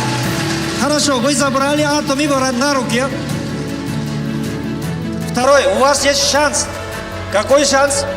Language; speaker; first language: Russian; non-native, learner; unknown